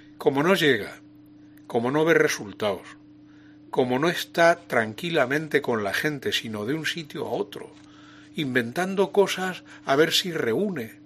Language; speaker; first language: Spanish; native; Spanish